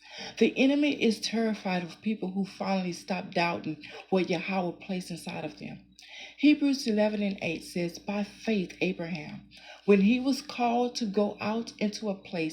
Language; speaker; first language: English; native; English